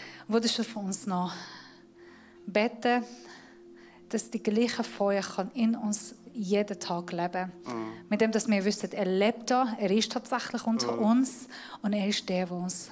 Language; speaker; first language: German; non-native, fluent; Persian